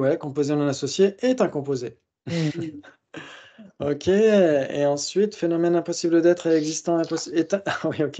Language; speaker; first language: French; native; French